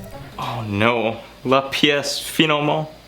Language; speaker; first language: French; non-native, learner; English